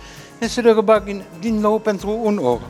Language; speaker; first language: Romanian; non-native, fluent; French